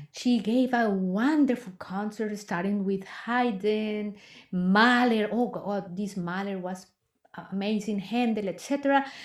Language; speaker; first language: English; non-native, fluent; Spanish